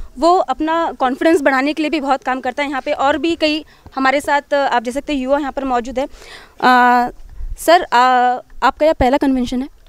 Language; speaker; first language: Hindi; non-native, local second language; Marathi